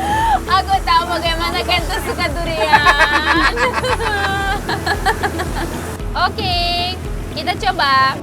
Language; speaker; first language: Indonesian; non-native, fluent; Russian